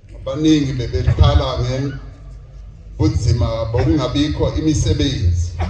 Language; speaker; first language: Zulu; non-native, local second language; Venda